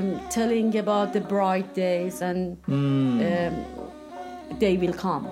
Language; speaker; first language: English; non-native, fluent; Persian